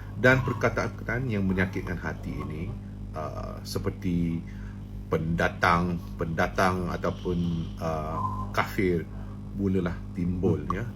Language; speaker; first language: Malay; non-native, local second language; Chinese